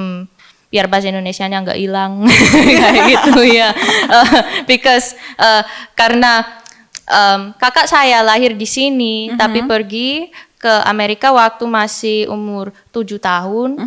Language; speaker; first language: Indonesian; early bilingual, heritage; English